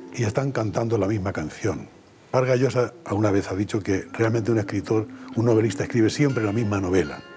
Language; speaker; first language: Spanish; native; Spanish